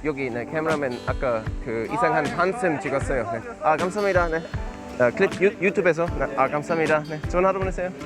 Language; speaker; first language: Korean; non-native, learner; English